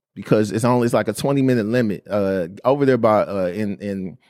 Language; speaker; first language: English; native; English